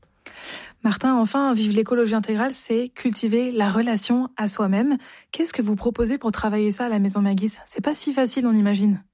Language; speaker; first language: French; native; French